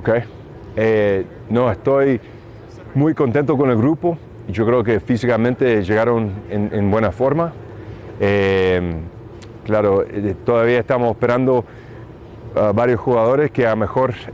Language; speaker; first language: Spanish; early bilingual, heritage; Spanish